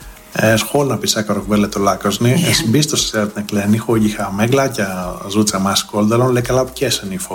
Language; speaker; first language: Hungarian; non-native, learner; Greek